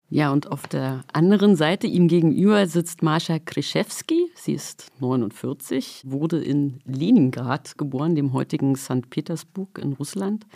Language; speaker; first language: German; native; German